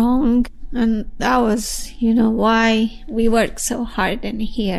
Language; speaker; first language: English; non-native, fluent; Persian